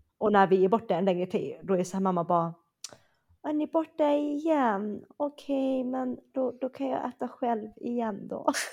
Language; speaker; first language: Swedish; early bilingual, other home language; Chinese